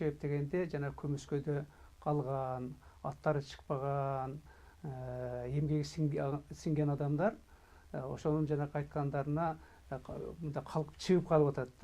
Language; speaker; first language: Kyrgyz; native; Kyrgyz